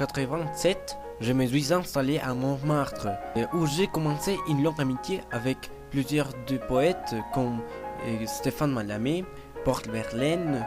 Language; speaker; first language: French; non-native, learner; Spanish